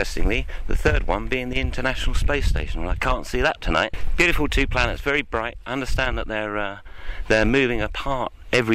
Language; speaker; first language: English; native; English